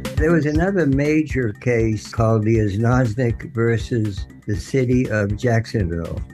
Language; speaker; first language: English; native; English